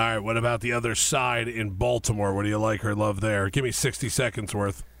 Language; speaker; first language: English; native; English